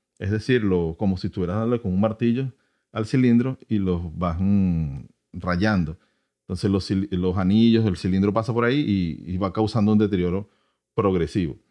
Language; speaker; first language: Spanish; native; Spanish